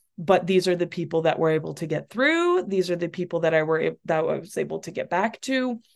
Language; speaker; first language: English; early bilingual, other home language; Spanish